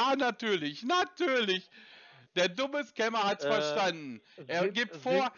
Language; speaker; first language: German; native; German